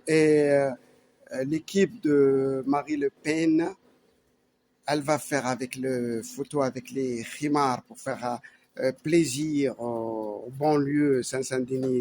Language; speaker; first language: French; non-native, learner; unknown